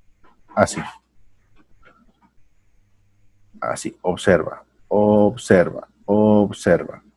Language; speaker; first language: Spanish; native; Spanish